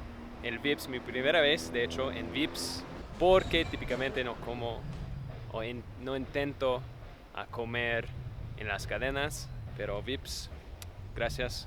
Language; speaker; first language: Spanish; non-native, fluent; English